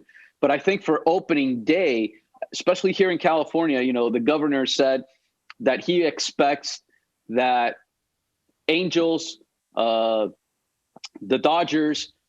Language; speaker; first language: English; native; English